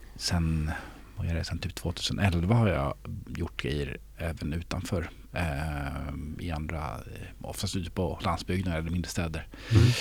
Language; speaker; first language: Swedish; native; Swedish